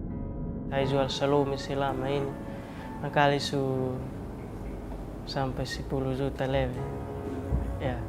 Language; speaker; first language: Indonesian; non-native, local second language; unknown